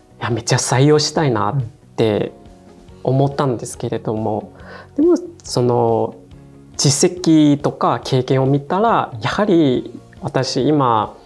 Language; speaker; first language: Japanese; non-native, fluent; Chinese